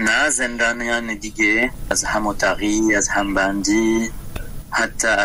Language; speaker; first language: Persian; non-native, learner; French